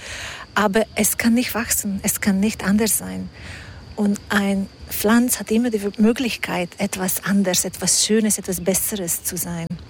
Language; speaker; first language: German; non-native, fluent; Hungarian